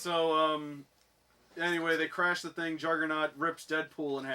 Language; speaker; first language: English; native; English